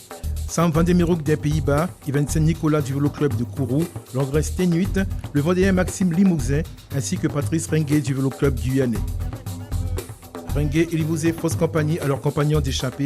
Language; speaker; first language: French; native; French